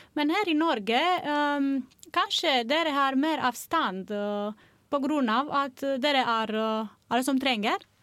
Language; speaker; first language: Norwegian; non-native, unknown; Romanian